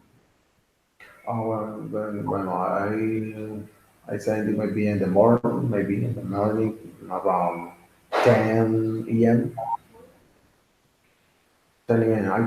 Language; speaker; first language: English; non-native, learner; Spanish